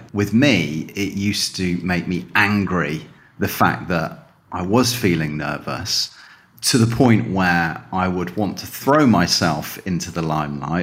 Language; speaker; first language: English; native; English